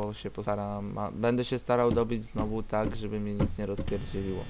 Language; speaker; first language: Polish; native; Polish